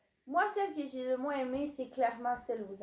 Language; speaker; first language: French; native; French